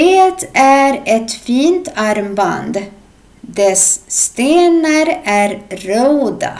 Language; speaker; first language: Swedish; non-native, fluent; Arabic